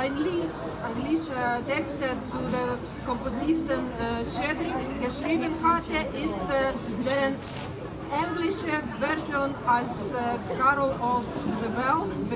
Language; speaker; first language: German; non-native, learner; Ukrainian